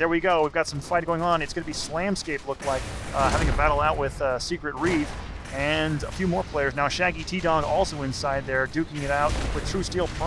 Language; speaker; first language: English; native; English